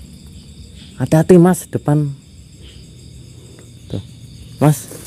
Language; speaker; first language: Indonesian; native; Indonesian